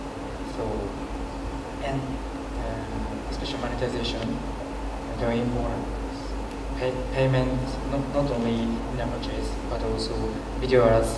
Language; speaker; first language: English; non-native, learner; Japanese